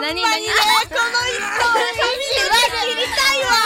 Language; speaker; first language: Japanese; native; Japanese